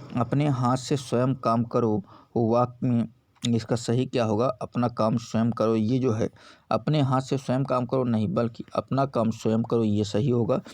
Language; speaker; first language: Hindi; native; Hindi